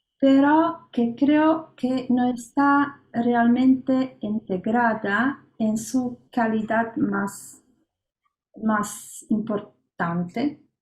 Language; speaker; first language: Spanish; non-native, learner; Italian